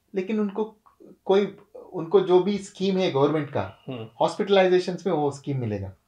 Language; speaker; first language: Hindi; non-native, local second language; Kannada